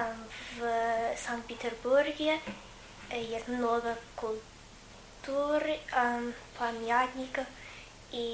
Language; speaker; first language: Russian; non-native, learner; English